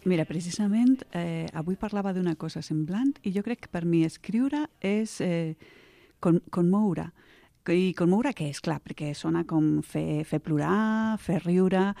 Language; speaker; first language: Catalan; non-native, local second language; Spanish